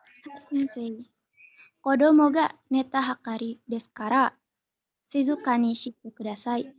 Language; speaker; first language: Japanese; non-native, learner; Indonesian